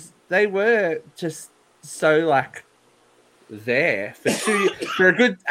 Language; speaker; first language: English; native; English